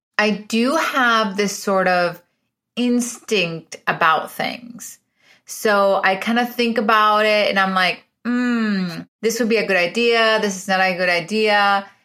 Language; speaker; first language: English; early bilingual, other home language; Spanish